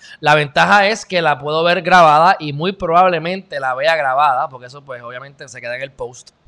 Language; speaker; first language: Spanish; native; Spanish